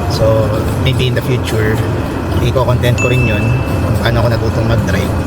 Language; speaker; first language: Filipino; native; Filipino